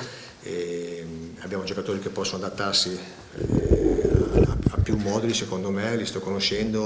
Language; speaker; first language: Italian; native; Italian